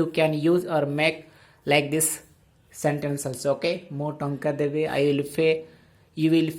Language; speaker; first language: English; non-native, local second language; Odia